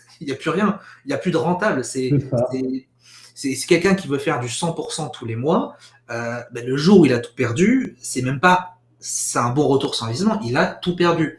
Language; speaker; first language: French; native; French